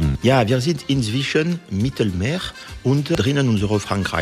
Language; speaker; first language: German; non-native, fluent; French